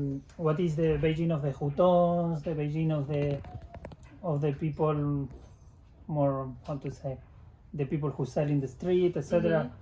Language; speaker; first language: English; non-native, learner; Spanish